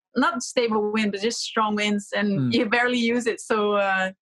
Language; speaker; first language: English; non-native, fluent; Portuguese